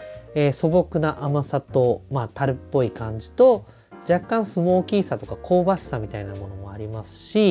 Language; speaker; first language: Japanese; native; Japanese